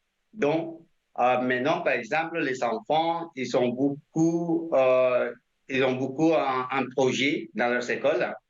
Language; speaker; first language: French; non-native, fluent; Indonesian